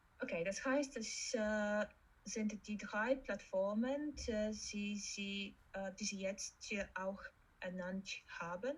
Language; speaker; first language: German; non-native, fluent; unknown